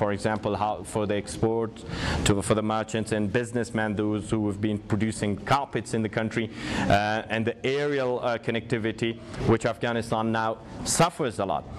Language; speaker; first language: English; non-native, fluent; Persian